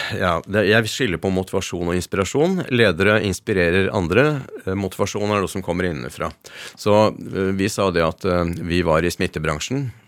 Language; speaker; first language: Norwegian; early bilingual, other home language; Yiddish